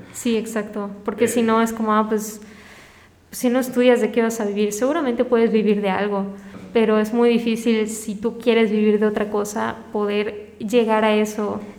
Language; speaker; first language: Spanish; native; Spanish